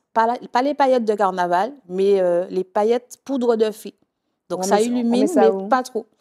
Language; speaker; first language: French; native; French